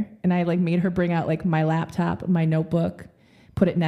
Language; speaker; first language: English; native; English